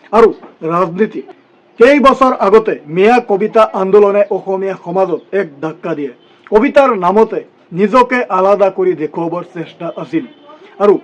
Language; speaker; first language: Assamese; non-native, local second language; Bangla